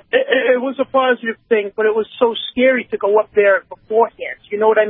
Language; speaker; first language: English; native; English